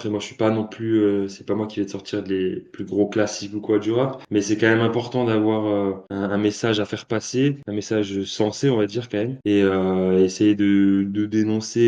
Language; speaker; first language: French; native; French